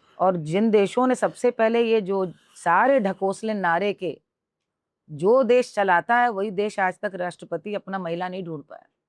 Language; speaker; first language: Hindi; native; Hindi